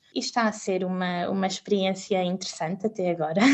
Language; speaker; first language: Portuguese; native; Portuguese